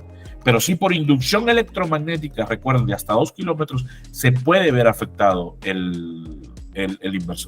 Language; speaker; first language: Spanish; native; Spanish